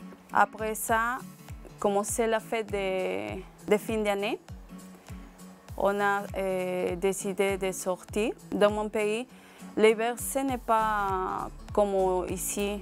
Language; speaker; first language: French; non-native, learner; Spanish